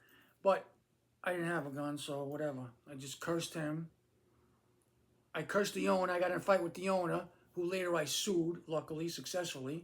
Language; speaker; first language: English; native; English